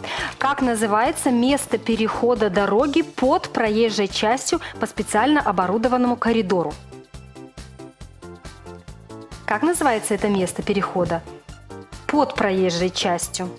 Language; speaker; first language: Russian; native; Russian